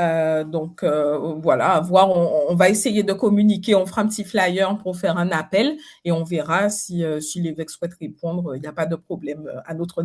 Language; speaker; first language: French; native; French